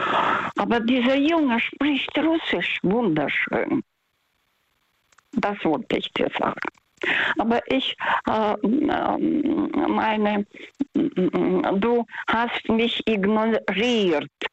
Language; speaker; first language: German; non-native, fluent; Russian